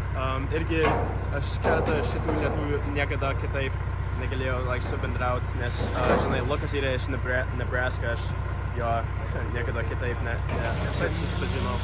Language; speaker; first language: Lithuanian; early bilingual, heritage; English